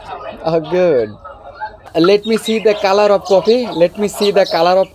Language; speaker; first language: English; non-native, learner; Bangla